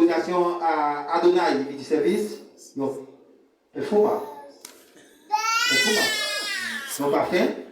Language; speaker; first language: French; non-native, learner; Haitian Creole